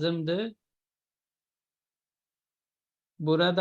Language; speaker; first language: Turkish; non-native, fluent; Urdu